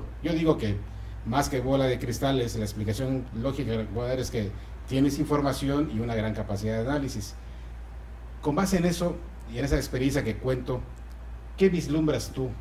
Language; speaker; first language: Spanish; native; Spanish